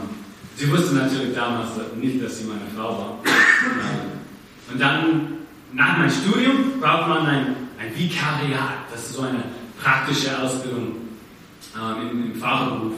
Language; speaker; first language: German; non-native, fluent; English